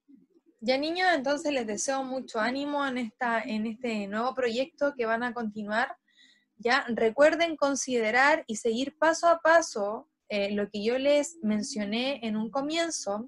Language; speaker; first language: Spanish; native; Spanish